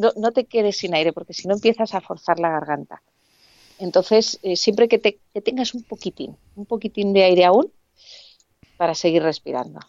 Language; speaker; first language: Spanish; native; Spanish